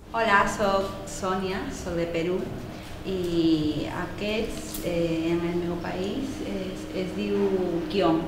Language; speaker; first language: Catalan; non-native, learner; Spanish